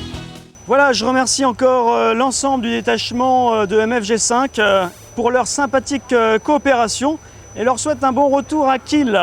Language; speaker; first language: French; native; French